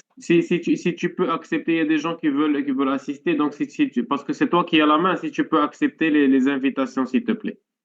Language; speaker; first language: French; non-native, local second language; Arabic